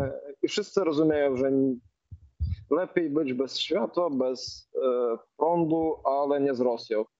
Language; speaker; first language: Polish; non-native, fluent; Ukrainian